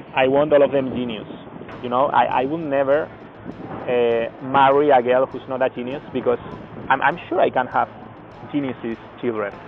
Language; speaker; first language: English; non-native, fluent; Spanish